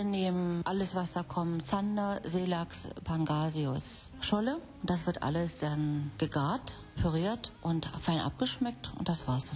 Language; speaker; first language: German; native; German